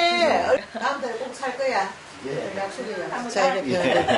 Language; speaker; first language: Korean; native; Korean